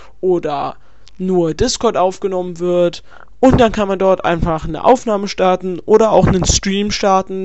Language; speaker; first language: German; native; German